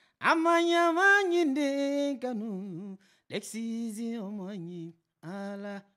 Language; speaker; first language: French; non-native, local second language; Mandingo